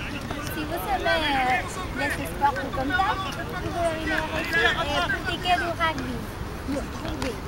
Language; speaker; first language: French; non-native, learner; Spanish